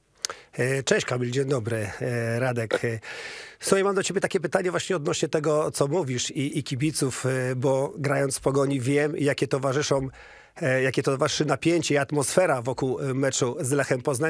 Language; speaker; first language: Polish; native; Polish